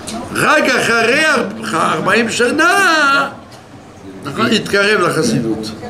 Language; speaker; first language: Hebrew; non-native, fluent; French